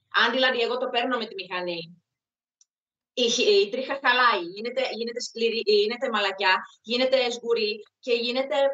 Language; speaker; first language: Greek; non-native, fluent; Czech